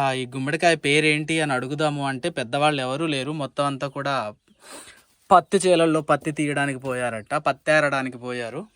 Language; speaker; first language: Telugu; native; Telugu